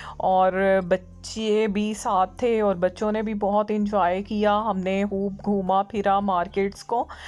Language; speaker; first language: Urdu; native; Urdu